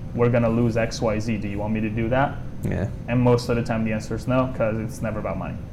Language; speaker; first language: English; non-native, fluent; Italian